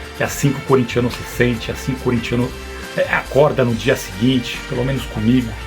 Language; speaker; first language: Portuguese; native; Portuguese